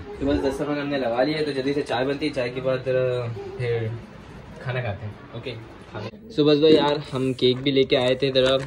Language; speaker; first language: Urdu; native; Urdu